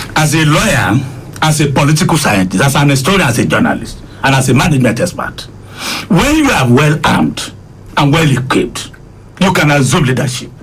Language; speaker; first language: English; non-native, local second language; Yoruba